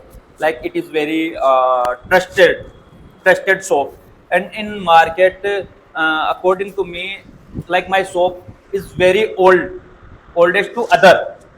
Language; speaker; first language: English; non-native, learner; Hindi